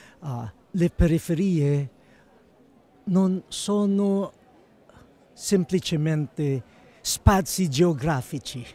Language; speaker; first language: Italian; non-native, fluent; Filipino